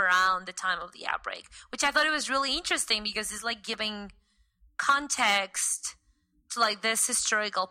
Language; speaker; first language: English; non-native, fluent; Spanish